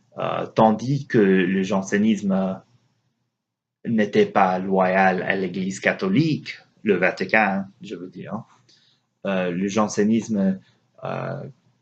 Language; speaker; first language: French; non-native, learner; English